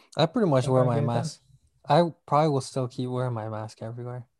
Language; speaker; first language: English; non-native, local second language; Malay